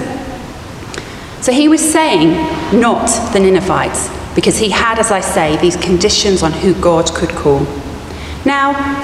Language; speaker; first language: English; native; English